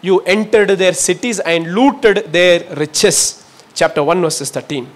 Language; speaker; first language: English; non-native, local second language; Tamil